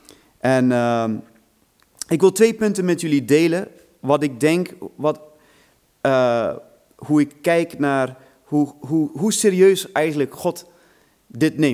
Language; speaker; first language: Dutch; non-native, fluent; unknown